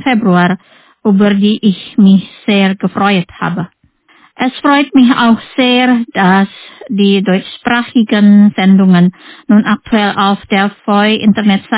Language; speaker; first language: German; non-native, fluent; Indonesian